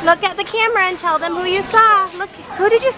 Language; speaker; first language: English; native; English